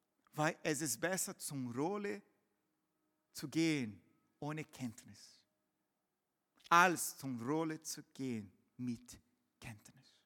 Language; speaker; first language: German; non-native, fluent; Portuguese